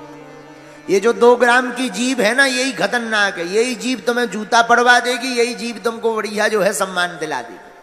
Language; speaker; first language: Hindi; native; Hindi